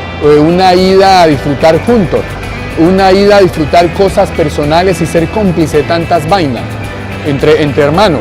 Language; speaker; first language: Spanish; native; Spanish